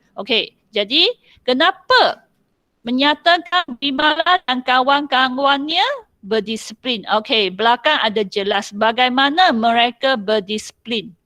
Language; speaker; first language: Malay; non-native, local second language; Chinese